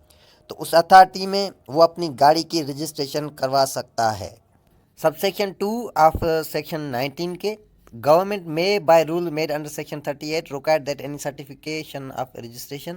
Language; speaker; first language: Urdu; native; Urdu